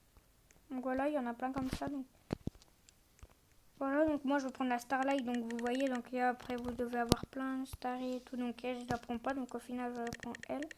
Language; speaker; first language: French; native; French